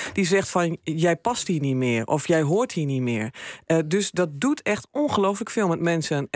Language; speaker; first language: Dutch; native; Dutch